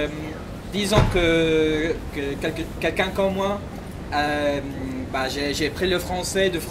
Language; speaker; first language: French; non-native, fluent; English